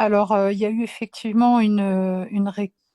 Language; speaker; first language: French; native; French